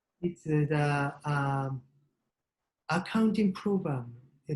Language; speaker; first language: English; non-native, learner; Japanese